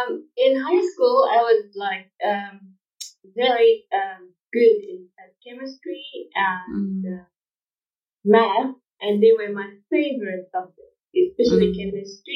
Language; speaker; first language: English; non-native, fluent; Arabic